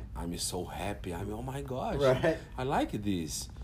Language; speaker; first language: English; non-native, learner; Portuguese